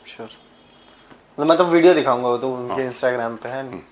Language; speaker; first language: Hindi; native; Hindi